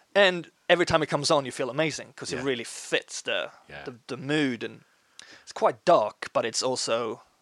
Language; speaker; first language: English; non-native, fluent; Swedish